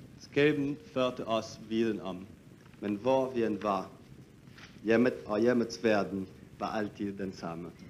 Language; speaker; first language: Danish; non-native, fluent; French